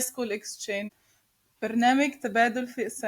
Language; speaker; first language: Arabic; non-native, learner; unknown